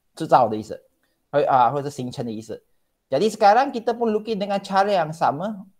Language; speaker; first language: Malay; non-native, local second language; Chinese